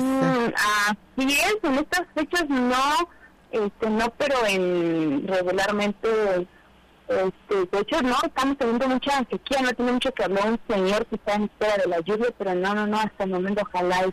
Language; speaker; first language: Spanish; native; Spanish